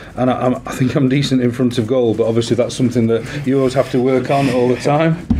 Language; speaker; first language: English; native; English